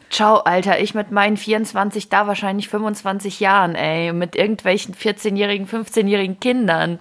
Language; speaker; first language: German; early bilingual, other home language; Ukrainian